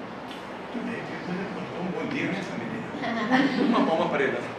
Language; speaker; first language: Portuguese; non-native, fluent; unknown